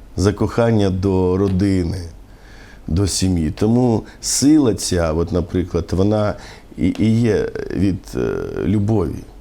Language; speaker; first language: Ukrainian; non-native, local second language; Romany